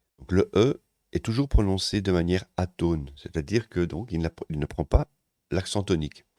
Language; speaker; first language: French; native; French